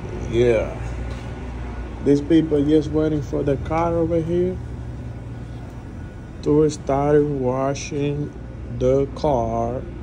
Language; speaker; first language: English; non-native, learner; Spanish